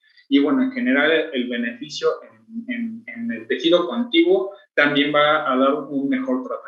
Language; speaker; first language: Spanish; native; Spanish